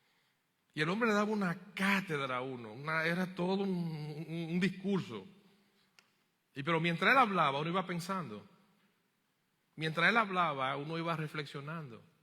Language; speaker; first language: Spanish; native; Spanish